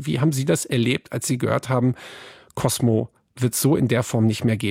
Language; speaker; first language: German; native; German